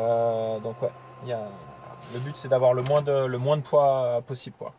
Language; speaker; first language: French; native; French